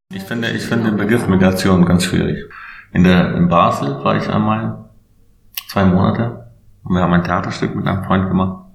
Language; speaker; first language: German; non-native, fluent; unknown